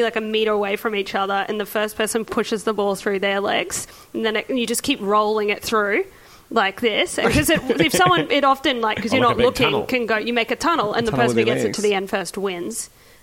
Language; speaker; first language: English; native; English